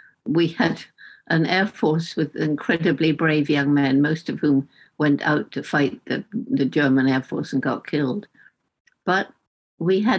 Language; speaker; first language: English; native; English